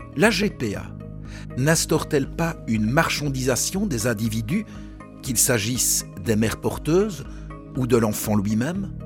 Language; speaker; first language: French; native; French